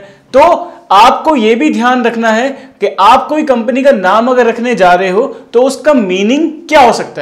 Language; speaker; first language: Hindi; native; Hindi